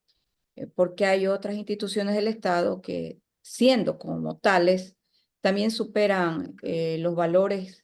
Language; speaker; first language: Spanish; native; Spanish